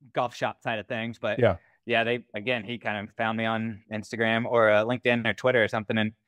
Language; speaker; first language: English; native; English